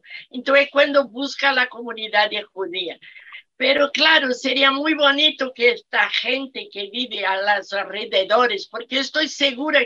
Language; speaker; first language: Spanish; non-native, fluent; Portuguese